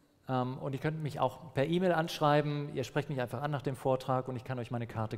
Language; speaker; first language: German; non-native, fluent; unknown